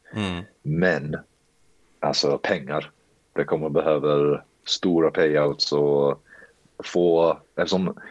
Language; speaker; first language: Swedish; early bilingual, heritage; Swedish